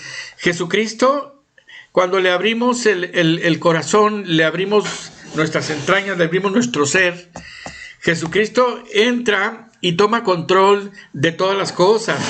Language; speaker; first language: Spanish; native; Spanish